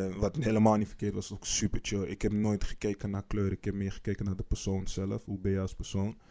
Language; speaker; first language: Dutch; native; Dutch